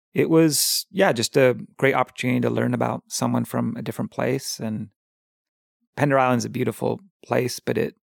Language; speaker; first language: English; native; English